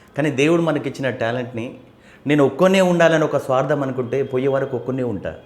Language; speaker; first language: Telugu; non-native, local second language; Lambadi